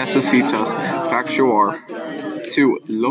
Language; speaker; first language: Spanish; non-native, learner; English